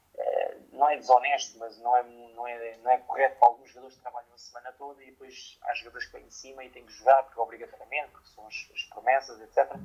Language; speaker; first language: Portuguese; native; Portuguese